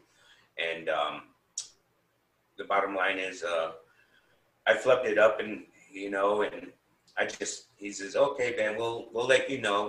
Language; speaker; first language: English; native; English